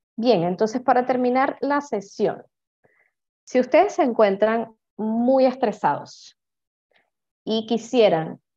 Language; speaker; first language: Spanish; native; Spanish